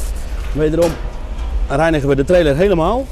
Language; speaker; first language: Dutch; native; Dutch